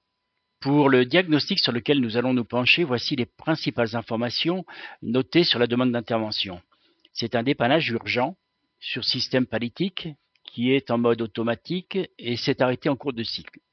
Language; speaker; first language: French; native; French